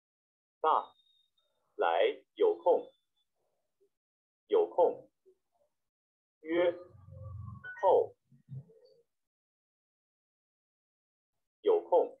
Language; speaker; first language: Chinese; non-native, learner; Vietnamese